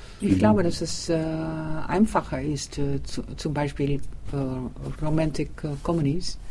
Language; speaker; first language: German; non-native, learner; Dutch